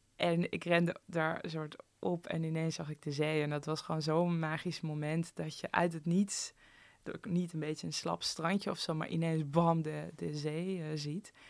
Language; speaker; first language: Dutch; early bilingual, other home language; Persian